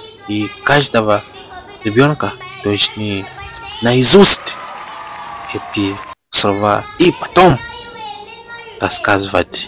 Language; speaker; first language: Russian; non-native, learner; Bemba